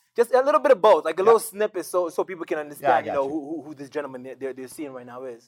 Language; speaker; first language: English; non-native, local second language; Shona